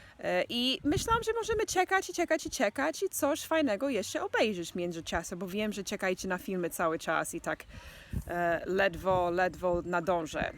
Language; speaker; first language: Polish; non-native, learner; English